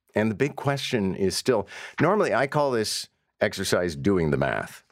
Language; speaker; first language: English; native; English